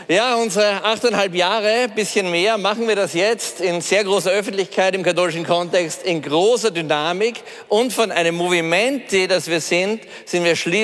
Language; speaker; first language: German; native; German